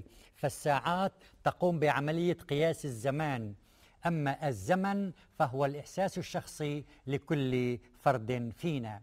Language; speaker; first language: Arabic; native; Arabic